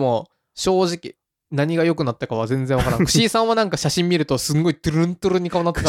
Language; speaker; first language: Japanese; native; Japanese